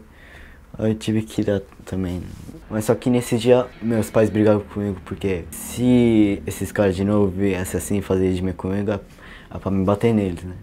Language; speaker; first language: Portuguese; early bilingual, heritage; Portuguese